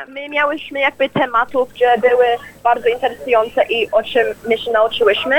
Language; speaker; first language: Polish; early bilingual, heritage; Polish